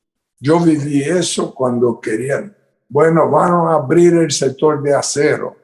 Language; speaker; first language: Spanish; non-native, fluent; Portuguese